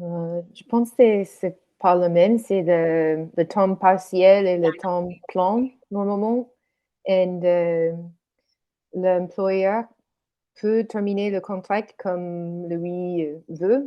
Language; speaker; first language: French; non-native, learner; English